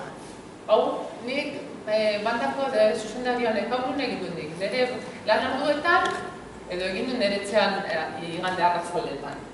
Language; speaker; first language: Basque; native; Basque